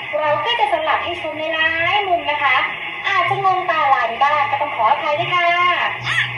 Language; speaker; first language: Thai; native; Thai